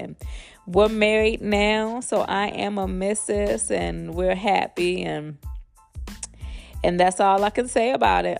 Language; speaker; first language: English; native; English